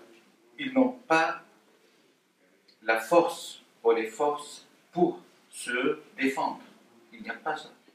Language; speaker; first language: French; non-native, fluent; Arabic